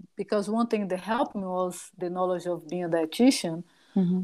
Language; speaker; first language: English; non-native, fluent; Portuguese